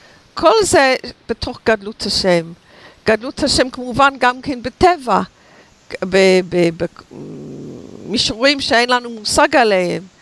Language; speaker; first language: Hebrew; non-native, fluent; English